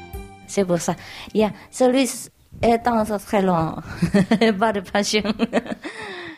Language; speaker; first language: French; non-native, learner; Vietnamese